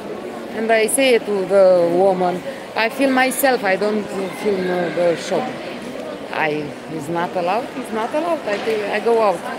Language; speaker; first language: English; non-native, learner; Romanian